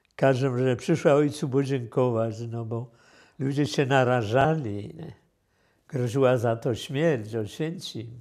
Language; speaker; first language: Polish; native; Polish